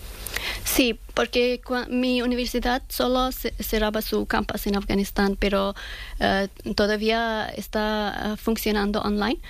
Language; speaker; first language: Spanish; non-native, learner; Persian